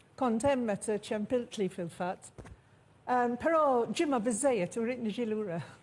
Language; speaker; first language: Maltese; non-native, fluent; English